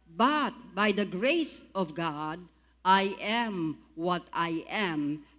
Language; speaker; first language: English; non-native, local second language; Filipino